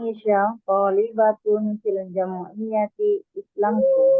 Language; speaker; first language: Arabic; non-native, learner; Indonesian